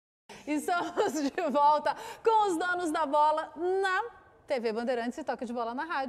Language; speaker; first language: Portuguese; native; Portuguese